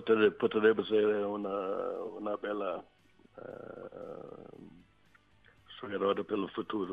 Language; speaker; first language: Italian; non-native, learner; Swedish